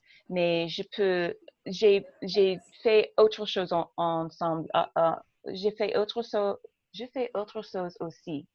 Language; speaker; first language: French; non-native, learner; English